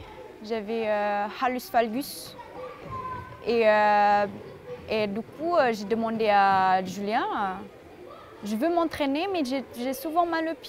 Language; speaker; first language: French; non-native, fluent; Indonesian